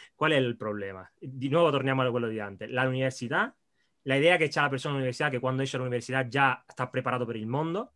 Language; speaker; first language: Italian; native; Italian